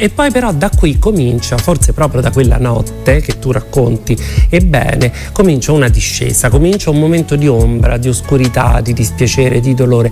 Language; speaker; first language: Italian; native; Italian